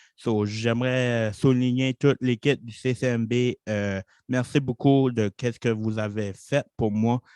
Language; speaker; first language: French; native; French